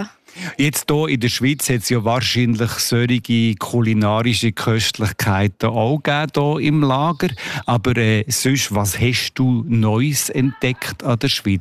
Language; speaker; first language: German; native; German